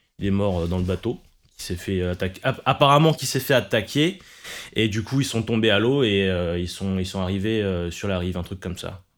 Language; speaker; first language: French; early bilingual, other home language; Cantonese